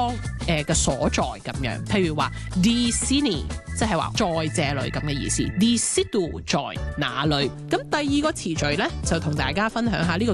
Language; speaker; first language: Cantonese; early bilingual, heritage; Cantonese